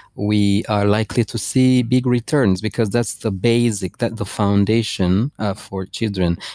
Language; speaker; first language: English; non-native, fluent; Rundi